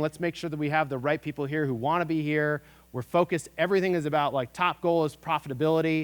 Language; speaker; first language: English; native; English